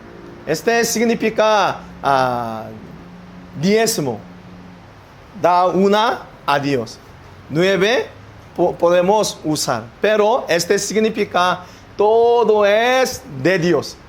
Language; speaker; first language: Spanish; non-native, learner; Korean